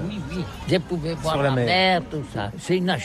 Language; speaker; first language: French; non-native, learner; Catalan